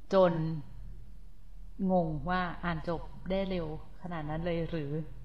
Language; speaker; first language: Thai; native; Thai